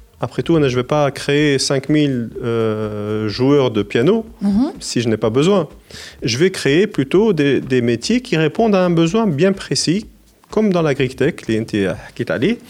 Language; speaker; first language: French; non-native, local second language; Arabic